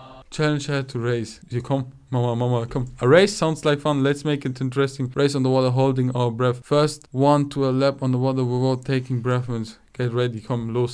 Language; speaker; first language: English; non-native, learner; German